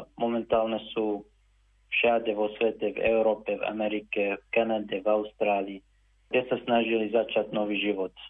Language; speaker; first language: Slovak; non-native, fluent; Arabic